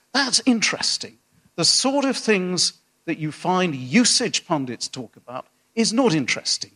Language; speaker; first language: English; native; English